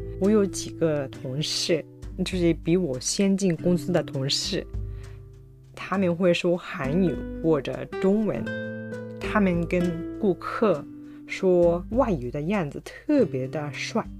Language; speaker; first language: Chinese; non-native, fluent; Japanese